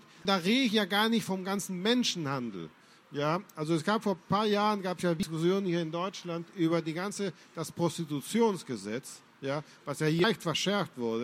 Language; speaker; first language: German; non-native, fluent; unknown